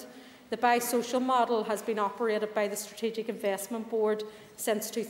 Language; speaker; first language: English; native; English